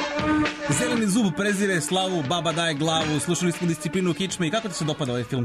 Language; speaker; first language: Serbian; native; Serbian